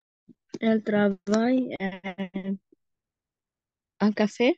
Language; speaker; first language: French; non-native, learner; Arabic